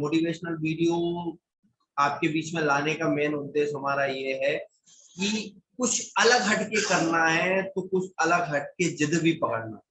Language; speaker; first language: Hindi; native; Hindi